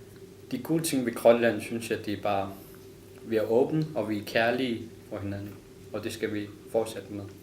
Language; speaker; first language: Danish; non-native, local second language; Kalaallisut